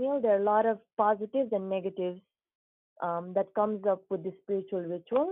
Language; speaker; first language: English; non-native, local second language; Nepali